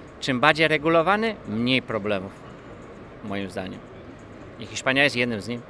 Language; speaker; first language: Polish; early bilingual, heritage; Polish